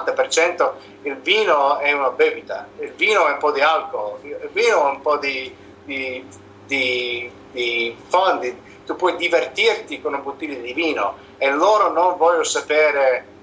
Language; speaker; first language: Italian; non-native, learner; English